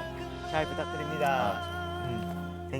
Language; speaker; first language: Korean; non-native, learner; Cantonese